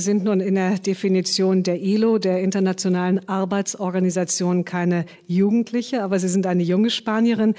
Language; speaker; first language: German; native; German